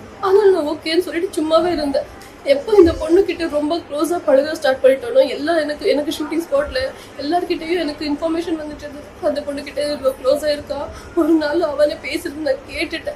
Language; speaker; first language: Tamil; non-native, local second language; Kannada